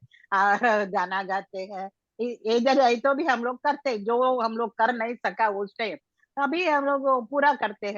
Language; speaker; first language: Hindi; non-native, local second language; Tamil